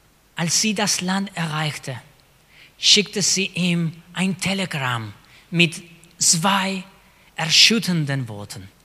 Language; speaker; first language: German; non-native, fluent; Spanish